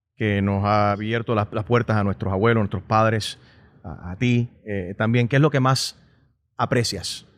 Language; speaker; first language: Spanish; early bilingual, heritage; Spanish